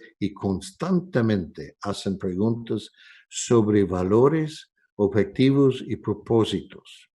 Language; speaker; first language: Spanish; non-native, fluent; English